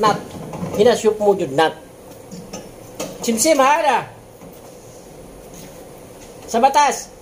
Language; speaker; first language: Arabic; non-native, learner; Filipino